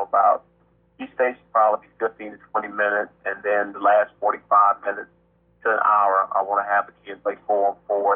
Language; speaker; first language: English; native; English